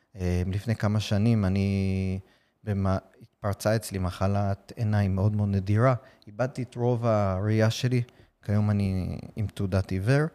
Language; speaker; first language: Hebrew; non-native, fluent; English